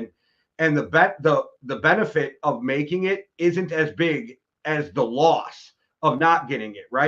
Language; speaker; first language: English; native; English